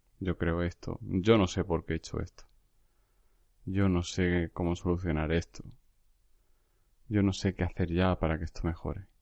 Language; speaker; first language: Spanish; native; Spanish